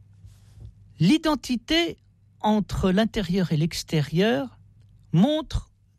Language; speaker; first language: French; native; French